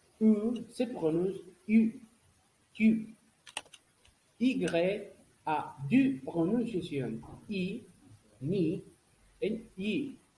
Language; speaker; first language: French; non-native, learner; Spanish